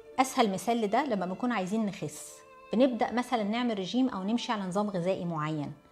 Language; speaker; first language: Arabic; early bilingual, heritage; Arabic